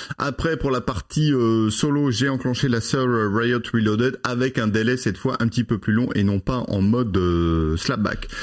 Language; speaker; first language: French; native; French